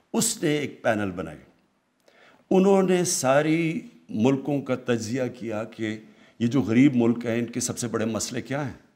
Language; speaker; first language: Urdu; native; Urdu